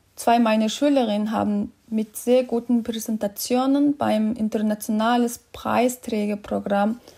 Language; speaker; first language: German; non-native, fluent; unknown